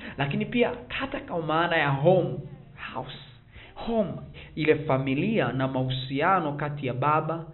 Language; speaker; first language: Swahili; native; Swahili